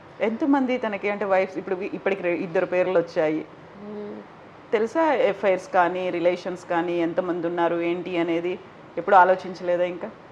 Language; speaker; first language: Telugu; native; Telugu